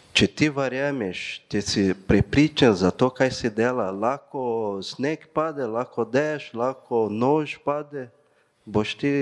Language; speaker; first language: Slovenian; non-native, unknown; Portuguese